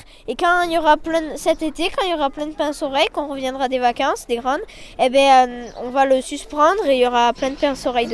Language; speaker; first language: French; native; French